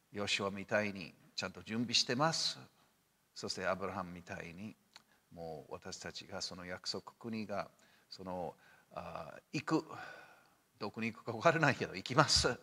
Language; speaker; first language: Japanese; non-native, fluent; English